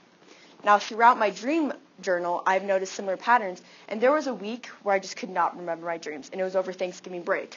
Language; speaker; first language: English; native; English